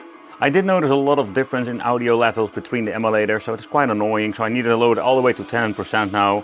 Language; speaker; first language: English; non-native, fluent; Dutch